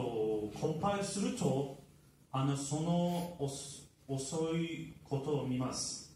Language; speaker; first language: Japanese; non-native, learner; Turkish